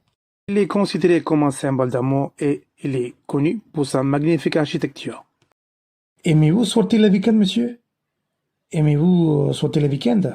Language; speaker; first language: French; non-native, fluent; Tamil